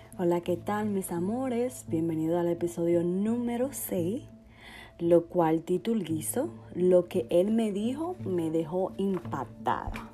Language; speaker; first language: Spanish; native; Spanish